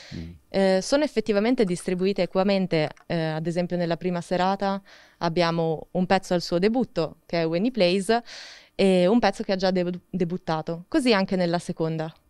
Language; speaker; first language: Italian; native; Italian